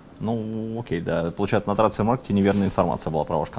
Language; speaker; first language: Russian; native; Russian